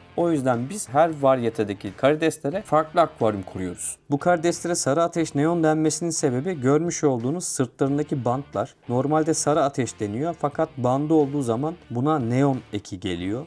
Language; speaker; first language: Turkish; native; Turkish